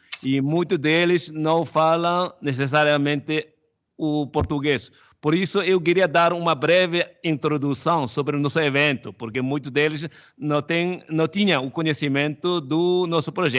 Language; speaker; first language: Portuguese; non-native, fluent; Chinese